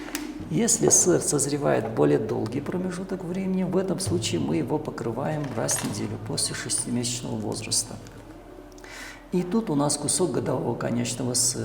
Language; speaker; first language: Russian; native; Russian